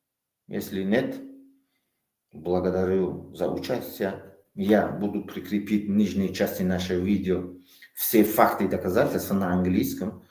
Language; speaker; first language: Russian; non-native, local second language; Tajik